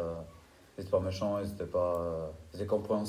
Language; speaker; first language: French; non-native, fluent; Albanian